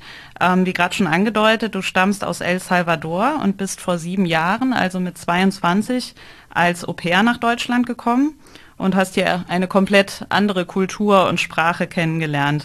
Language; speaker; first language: German; native; German